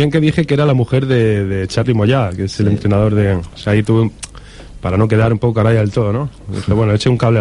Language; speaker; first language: Spanish; native; Spanish